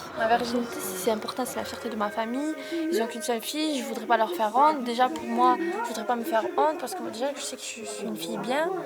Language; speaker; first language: French; early bilingual, other home language; Arabic